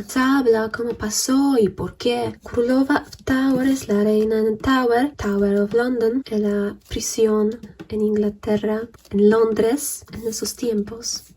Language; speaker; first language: Spanish; non-native, fluent; Polish